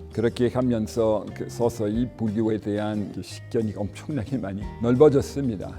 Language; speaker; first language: Korean; non-native, fluent; French